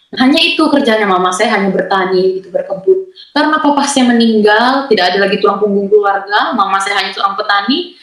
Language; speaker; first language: Indonesian; native; Indonesian